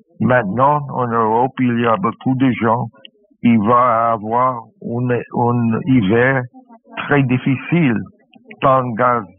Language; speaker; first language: French; non-native, learner; English